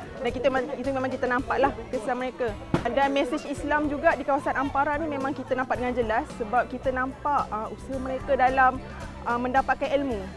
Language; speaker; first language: Malay; native; Malay